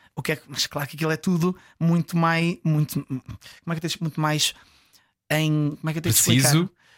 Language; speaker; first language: Portuguese; native; Portuguese